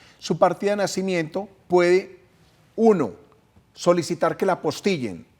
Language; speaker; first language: Spanish; native; Spanish